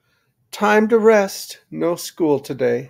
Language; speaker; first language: English; native; English